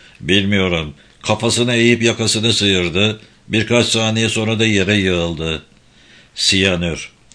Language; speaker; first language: Turkish; native; Turkish